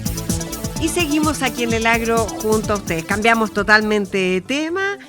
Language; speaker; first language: Spanish; native; Spanish